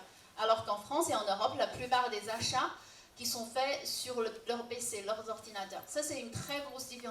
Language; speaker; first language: French; non-native, fluent; Chinese